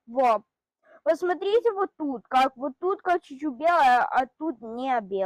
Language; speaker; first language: Russian; early bilingual, heritage; Russian